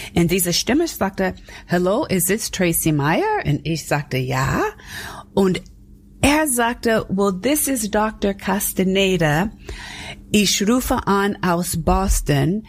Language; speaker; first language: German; non-native, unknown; English